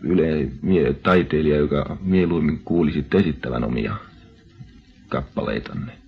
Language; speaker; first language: Finnish; native; Finnish